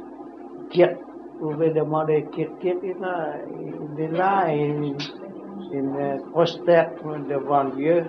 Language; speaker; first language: French; non-native, learner; Vietnamese